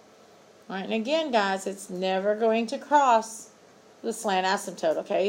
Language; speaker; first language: English; native; English